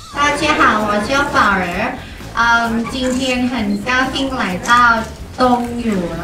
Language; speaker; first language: Chinese; non-native, learner; Thai